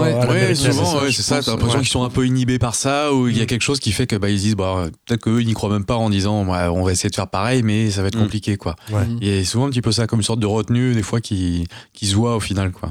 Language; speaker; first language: French; native; French